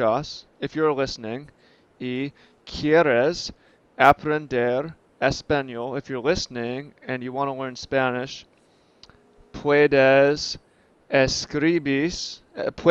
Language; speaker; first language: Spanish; non-native, learner; English